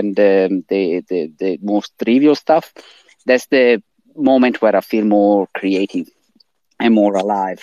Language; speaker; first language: English; non-native, fluent; Italian